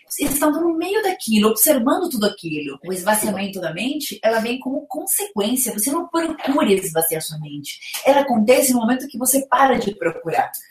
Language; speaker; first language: Portuguese; non-native, fluent; Spanish